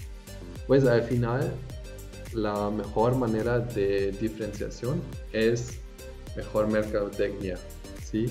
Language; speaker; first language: Spanish; non-native, fluent; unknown